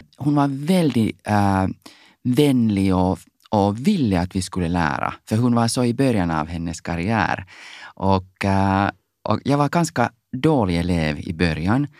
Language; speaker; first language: Swedish; non-native, local second language; Finnish